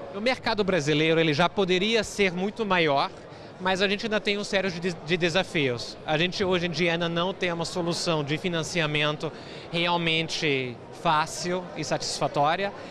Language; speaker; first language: Portuguese; non-native, fluent; German